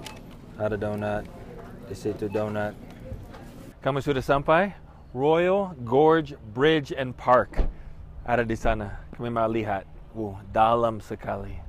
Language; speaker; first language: Indonesian; non-native, fluent; English